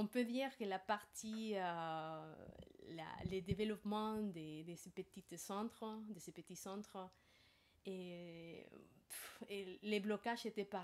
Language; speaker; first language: French; non-native, fluent; Spanish